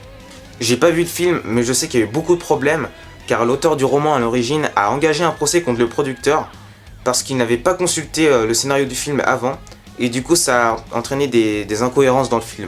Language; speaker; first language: French; native; French